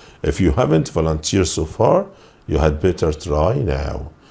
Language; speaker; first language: English; non-native, fluent; Arabic